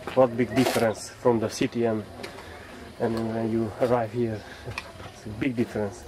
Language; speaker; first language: English; non-native, learner; Hungarian